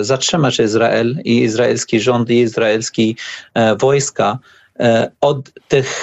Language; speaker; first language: Polish; non-native, learner; Arabic